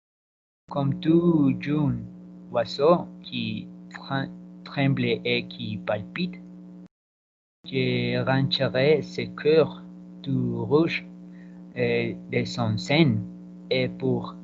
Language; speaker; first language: French; non-native, learner; Spanish